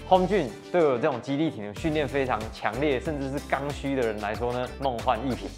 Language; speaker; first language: Chinese; native; Chinese